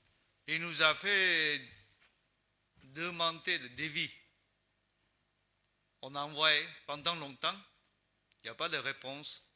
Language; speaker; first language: French; non-native, learner; Chinese